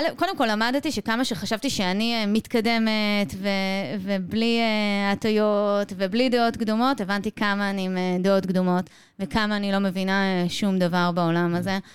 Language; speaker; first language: Hebrew; native; Hebrew